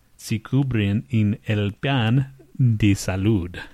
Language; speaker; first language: Spanish; non-native, learner; English